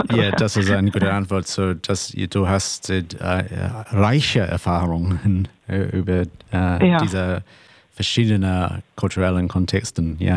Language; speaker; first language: German; non-native, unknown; English